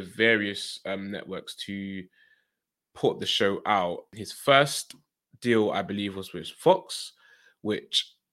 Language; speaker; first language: English; native; English